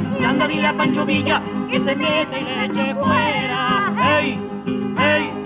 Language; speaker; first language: Spanish; native; Spanish